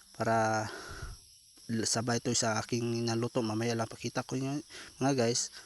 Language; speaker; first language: Filipino; non-native, local second language; Cebuano